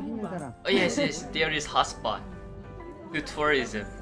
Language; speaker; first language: English; non-native, learner; Korean